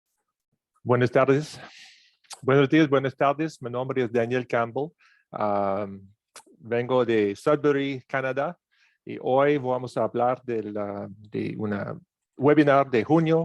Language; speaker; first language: Spanish; non-native, fluent; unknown